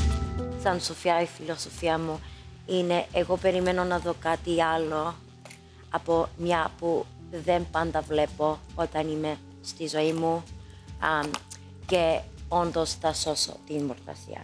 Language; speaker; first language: Greek; early bilingual, heritage; English